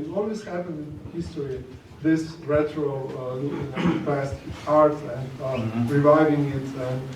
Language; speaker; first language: English; non-native, fluent; Slovenian